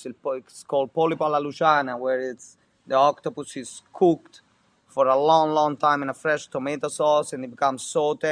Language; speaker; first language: English; non-native, fluent; Italian